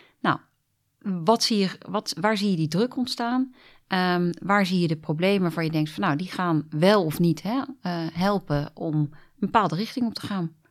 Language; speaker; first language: Dutch; native; Dutch